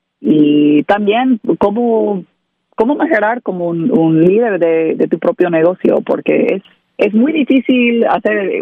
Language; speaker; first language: Spanish; non-native, learner; English